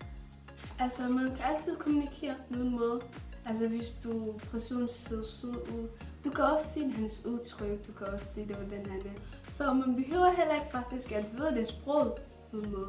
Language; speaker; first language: Danish; non-native, fluent; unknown